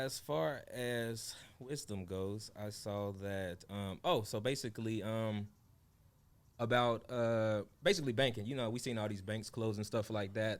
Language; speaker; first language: English; native; English